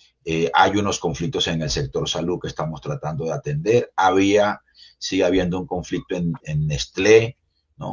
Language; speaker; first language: Spanish; native; Spanish